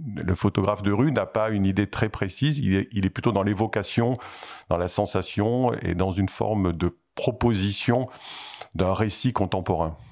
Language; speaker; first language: French; native; French